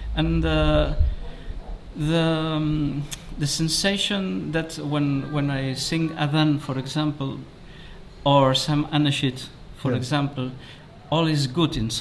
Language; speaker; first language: English; non-native, learner; Spanish